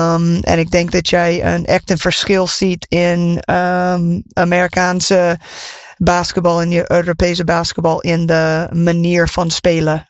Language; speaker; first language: Dutch; non-native, fluent; English